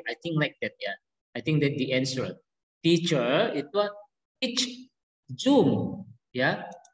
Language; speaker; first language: English; non-native, learner; Indonesian